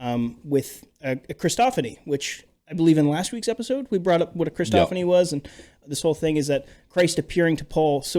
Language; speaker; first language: English; native; English